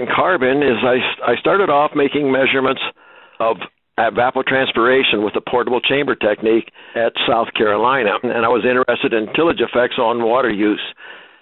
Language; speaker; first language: English; native; English